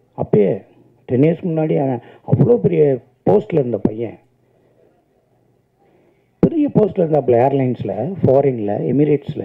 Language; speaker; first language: Tamil; native; Tamil